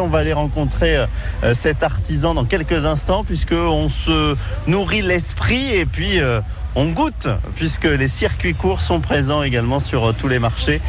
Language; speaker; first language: French; native; French